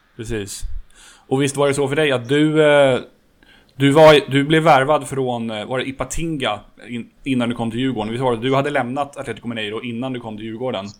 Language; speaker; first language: Swedish; native; Swedish